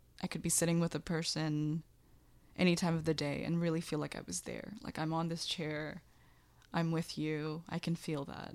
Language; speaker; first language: English; early bilingual, other home language; Bangla